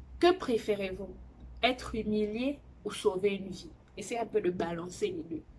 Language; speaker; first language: French; non-native, local second language; Lingala